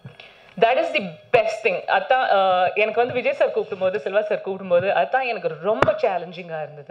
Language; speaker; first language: Tamil; non-native, learner; Malayalam